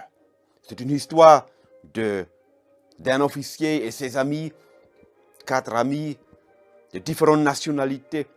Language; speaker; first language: French; non-native, fluent; German